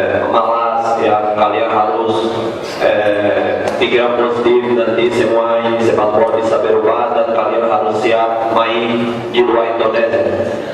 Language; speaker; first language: Indonesian; non-native, fluent; Portuguese